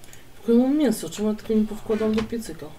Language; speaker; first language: Polish; native; Polish